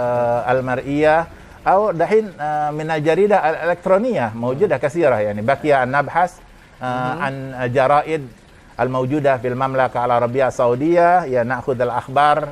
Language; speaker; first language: Arabic; non-native, fluent; Indonesian